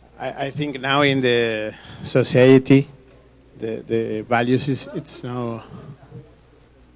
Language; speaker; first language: English; non-native, learner; Spanish